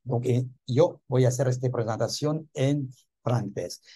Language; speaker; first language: Spanish; non-native, learner; French